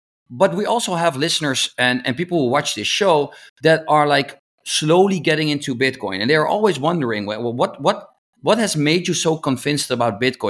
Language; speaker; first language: English; non-native, fluent; Dutch